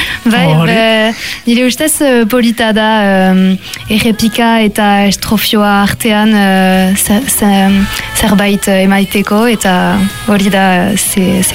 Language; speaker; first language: Basque; non-native, local second language; French